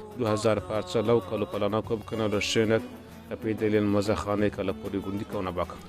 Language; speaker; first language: Central Kurdish; native; Central Kurdish